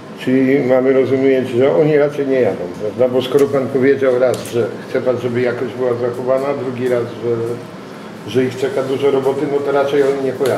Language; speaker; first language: Polish; native; Polish